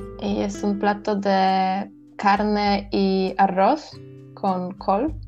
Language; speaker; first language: Spanish; non-native, learner; Polish